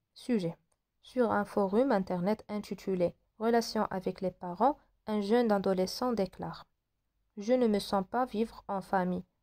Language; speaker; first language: French; non-native, local second language; Arabic